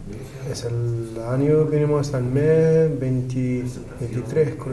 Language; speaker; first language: Spanish; non-native, learner; Arabic